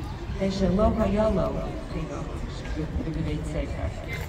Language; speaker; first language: Hebrew; non-native, fluent; English